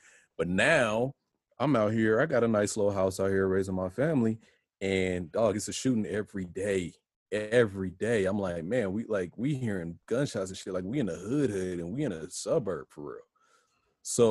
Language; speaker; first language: English; native; English